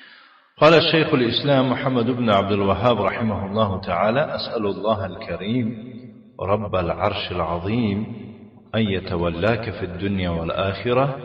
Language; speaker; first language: Arabic; non-native, fluent; Tajik